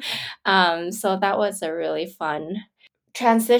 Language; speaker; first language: English; non-native, local second language; Cantonese